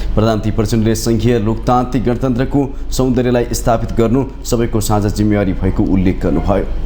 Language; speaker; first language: Nepali; native; Nepali